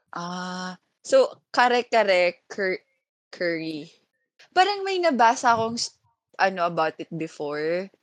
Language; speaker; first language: Filipino; non-native, local second language; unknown